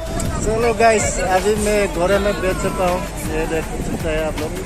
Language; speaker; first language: Hindi; non-native, local second language; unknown